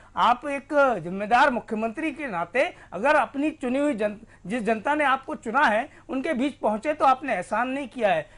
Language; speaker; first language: Hindi; native; Hindi